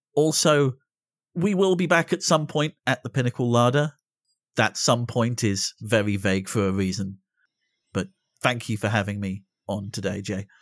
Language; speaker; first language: English; native; English